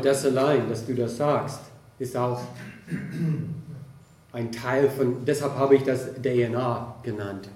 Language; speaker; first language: German; non-native, fluent; English